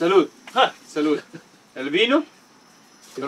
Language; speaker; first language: Spanish; non-native, learner; Serbian